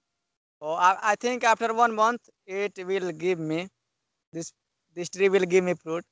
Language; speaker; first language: English; non-native, learner; Hindi